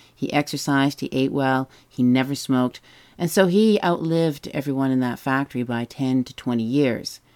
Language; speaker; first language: English; native; English